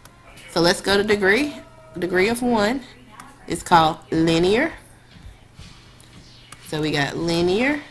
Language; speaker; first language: English; native; English